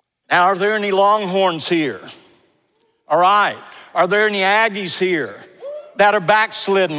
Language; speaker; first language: English; native; English